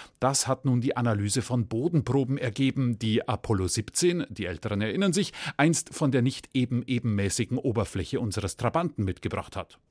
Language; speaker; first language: German; native; German